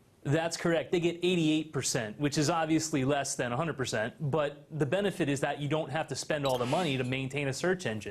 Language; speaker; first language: English; native; English